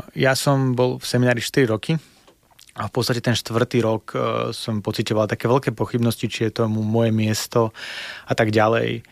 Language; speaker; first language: Slovak; non-native, fluent; Russian